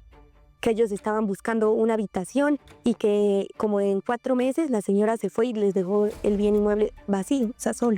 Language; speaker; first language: Spanish; native; Spanish